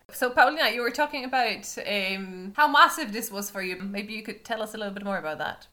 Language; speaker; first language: English; non-native, fluent; Polish